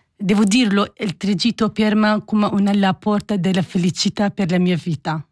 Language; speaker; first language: Italian; non-native, learner; Kurdish